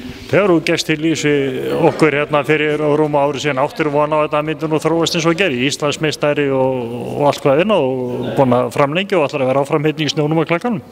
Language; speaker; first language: Icelandic; native; Icelandic